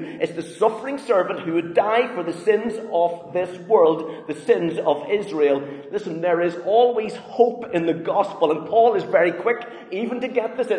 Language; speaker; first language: English; native; English